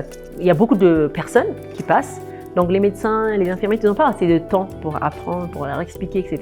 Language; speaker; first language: French; non-native, fluent; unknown